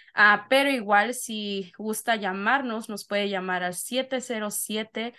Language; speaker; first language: Spanish; early bilingual, heritage; Spanish